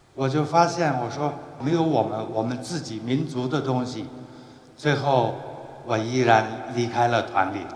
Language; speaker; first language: Chinese; native; Chinese